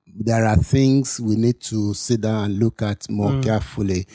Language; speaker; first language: English; non-native, local second language; Yoruba